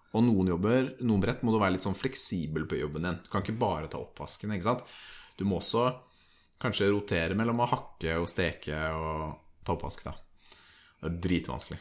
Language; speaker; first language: Norwegian; native; Norwegian